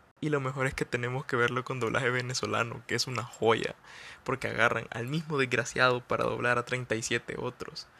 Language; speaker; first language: Spanish; native; Spanish